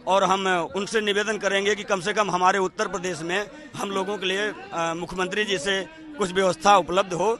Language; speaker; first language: Hindi; native; Hindi